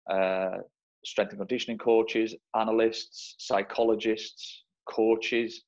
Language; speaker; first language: English; native; English